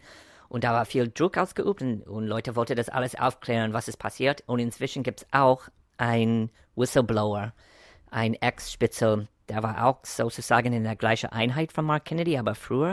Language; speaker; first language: German; non-native, fluent; English